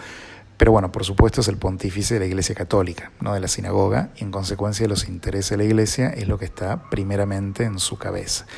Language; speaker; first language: Spanish; native; Spanish